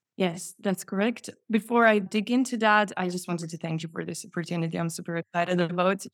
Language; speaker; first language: English; non-native, fluent; Croatian